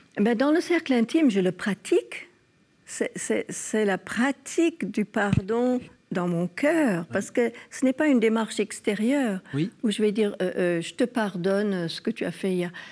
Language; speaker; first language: French; non-native, fluent; English